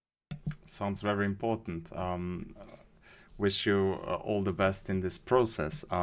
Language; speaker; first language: English; non-native, fluent; German